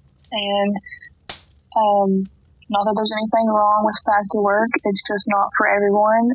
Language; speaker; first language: English; native; English